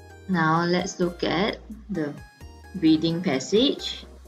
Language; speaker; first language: English; non-native, local second language; Malay